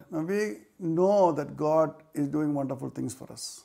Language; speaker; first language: English; non-native, local second language; Malayalam